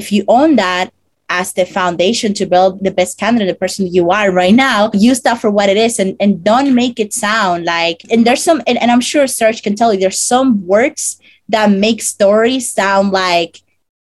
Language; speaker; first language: English; non-native, fluent; Spanish